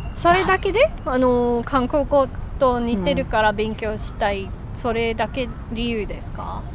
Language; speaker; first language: Japanese; non-native, fluent; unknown